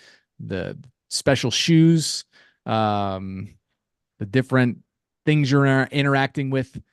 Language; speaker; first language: English; native; English